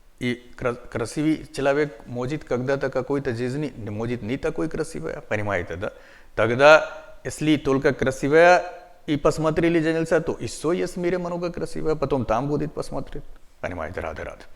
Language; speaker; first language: Russian; non-native, learner; Hindi